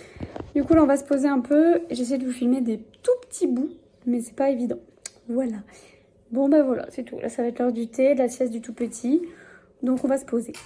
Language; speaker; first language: French; native; French